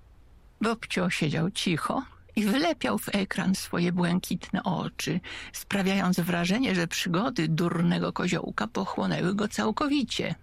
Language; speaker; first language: Polish; native; Polish